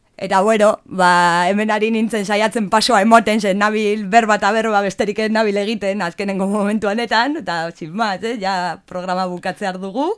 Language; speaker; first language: Basque; native; Basque